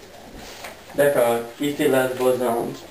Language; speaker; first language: French; non-native, learner; English